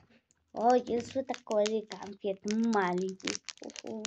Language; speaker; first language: Russian; non-native, local second language; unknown